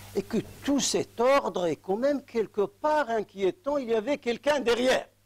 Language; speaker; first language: French; non-native, local second language; Arabic